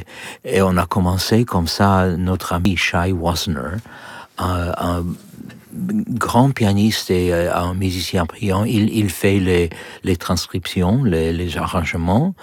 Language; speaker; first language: French; non-native, learner; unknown